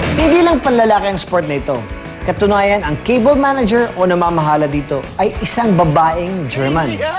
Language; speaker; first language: Filipino; native; Filipino